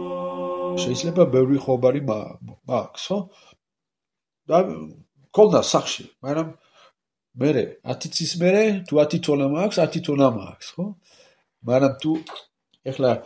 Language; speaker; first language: Georgian; non-native, learner; French